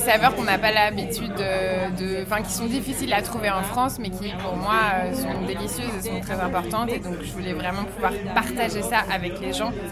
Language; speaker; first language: French; non-native, fluent; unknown